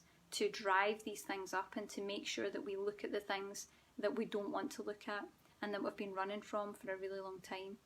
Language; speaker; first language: English; native; English